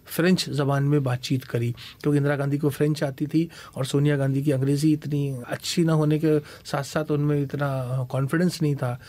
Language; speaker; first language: Hindi; native; Hindi